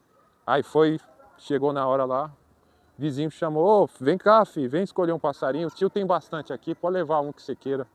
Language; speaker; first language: Portuguese; native; Portuguese